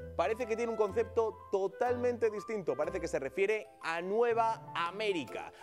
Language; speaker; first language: Spanish; native; Spanish